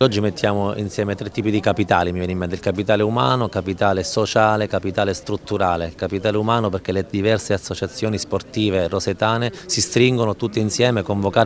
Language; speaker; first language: Italian; native; Italian